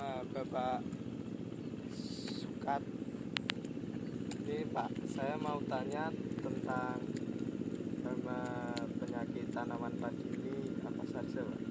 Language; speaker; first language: Indonesian; non-native, local second language; Javanese